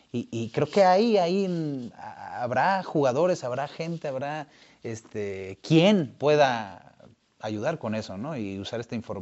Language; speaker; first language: Spanish; native; Spanish